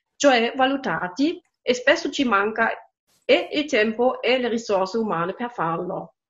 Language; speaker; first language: Italian; non-native, fluent; German